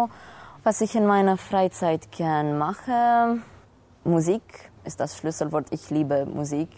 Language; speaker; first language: German; non-native, fluent; Romanian